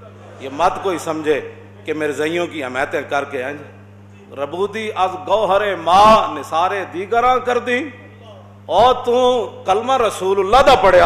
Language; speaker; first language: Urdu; non-native, local second language; Punjabi